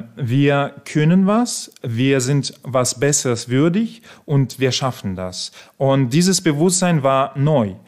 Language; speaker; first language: German; non-native, fluent; Russian